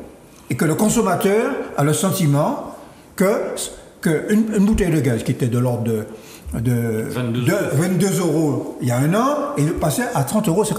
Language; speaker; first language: French; native; French